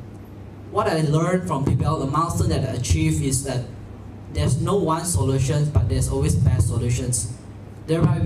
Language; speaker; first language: English; non-native, local second language; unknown